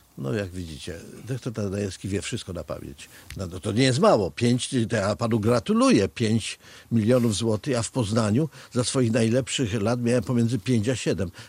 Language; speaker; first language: Polish; native; Polish